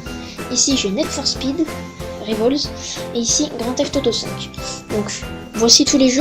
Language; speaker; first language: French; native; French